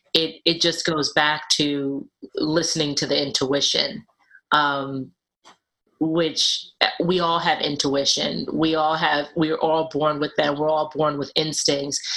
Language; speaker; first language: English; native; English